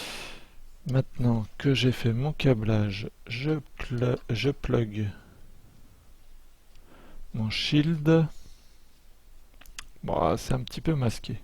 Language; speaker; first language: French; native; French